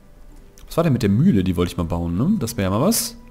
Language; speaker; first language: German; native; German